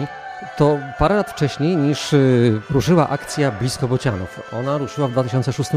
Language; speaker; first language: Polish; native; Polish